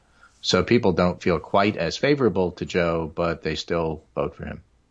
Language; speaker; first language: English; native; English